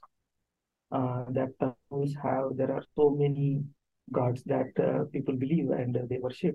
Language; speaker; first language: English; non-native, local second language; Tamil